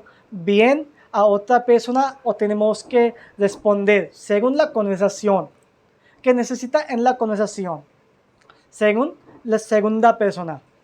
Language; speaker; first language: Spanish; non-native, learner; Hindi